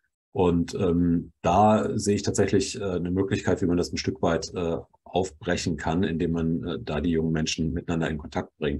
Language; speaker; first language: German; native; German